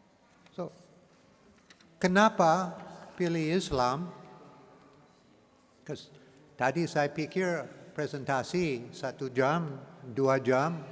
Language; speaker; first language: Indonesian; non-native, learner; English